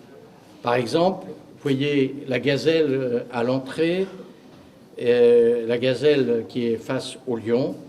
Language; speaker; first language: French; native; French